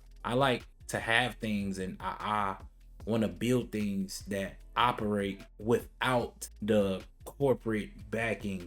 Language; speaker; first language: English; native; English